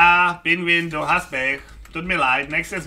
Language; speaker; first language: German; non-native, learner; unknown